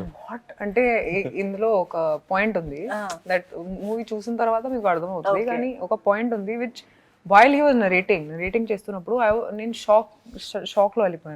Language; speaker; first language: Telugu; non-native, local second language; Hindi